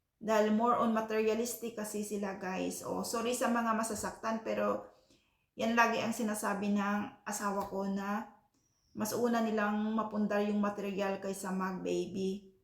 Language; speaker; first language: Filipino; non-native, local second language; Cebuano